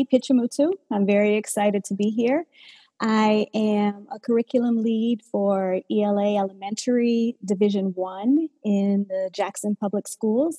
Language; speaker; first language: English; native; English